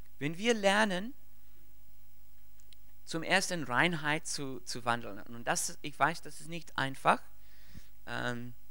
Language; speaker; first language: German; non-native, fluent; English